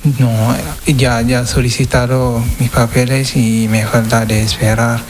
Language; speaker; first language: Spanish; non-native, learner; Wolof